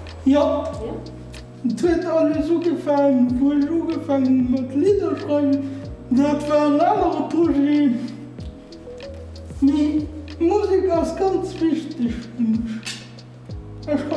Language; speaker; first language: German; non-native, local second language; Luxembourgish